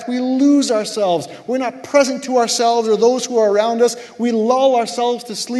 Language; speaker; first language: English; native; English